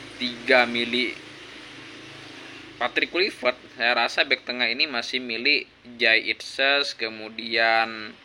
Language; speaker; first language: Indonesian; native; Indonesian